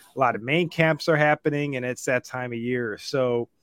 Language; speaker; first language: English; native; English